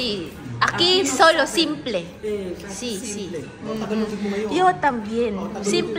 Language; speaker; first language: Spanish; non-native, learner; Filipino